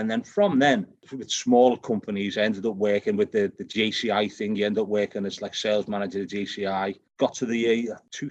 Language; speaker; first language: English; native; English